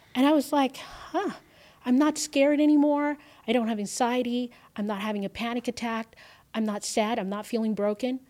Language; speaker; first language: English; early bilingual, other home language; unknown